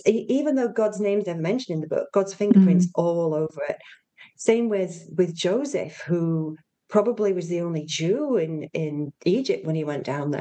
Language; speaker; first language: English; native; English